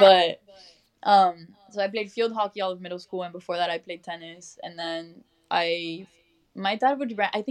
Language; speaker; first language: English; early bilingual, other home language; Spanish